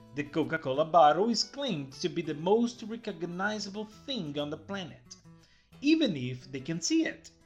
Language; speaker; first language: English; non-native, fluent; Portuguese